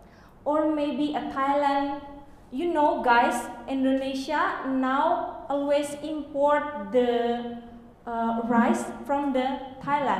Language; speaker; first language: English; non-native, learner; Indonesian